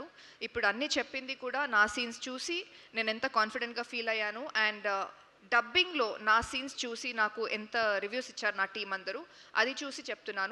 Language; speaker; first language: Telugu; non-native, fluent; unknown